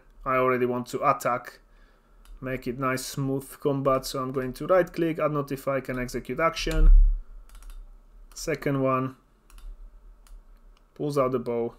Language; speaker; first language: English; non-native, fluent; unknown